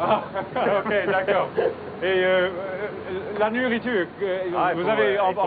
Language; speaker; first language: French; non-native, fluent; English